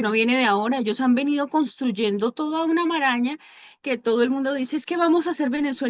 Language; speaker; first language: Spanish; native; Spanish